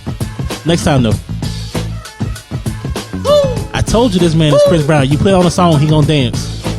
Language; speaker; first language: English; native; English